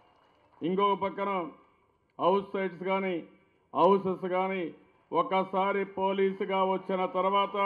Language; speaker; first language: Telugu; native; Telugu